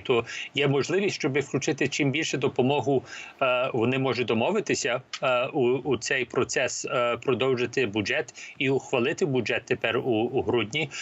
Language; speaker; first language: Ukrainian; early bilingual, heritage; Ukrainian